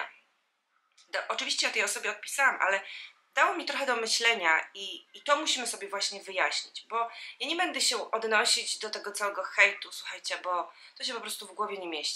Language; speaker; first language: Polish; native; Polish